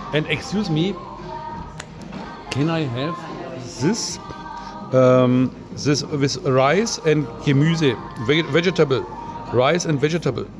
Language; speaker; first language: English; non-native, learner; German